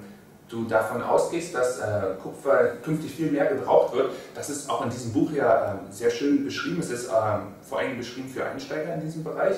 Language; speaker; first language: German; native; German